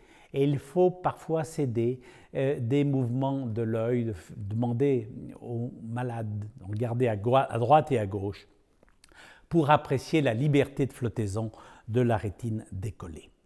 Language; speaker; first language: French; native; French